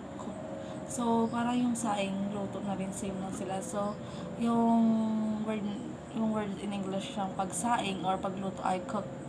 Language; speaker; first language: Filipino; non-native, local second language; Hiligaynon